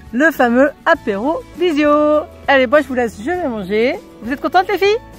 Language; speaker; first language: French; native; French